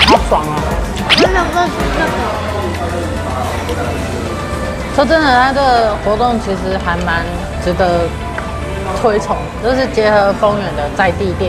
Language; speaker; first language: Chinese; native; Chinese